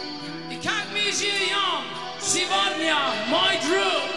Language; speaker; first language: Russian; non-native, learner; German